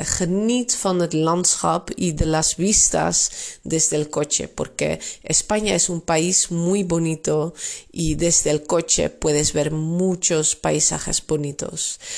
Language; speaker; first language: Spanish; non-native, fluent; Dutch